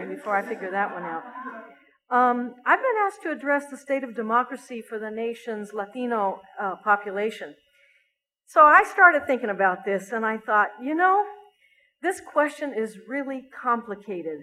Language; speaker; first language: English; native; English